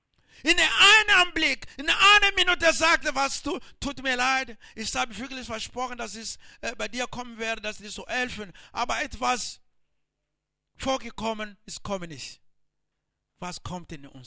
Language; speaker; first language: German; non-native, learner; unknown